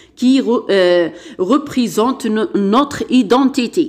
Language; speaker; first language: French; non-native, local second language; Arabic